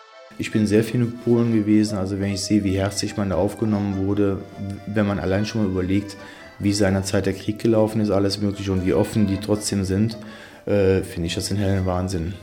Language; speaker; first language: German; native; German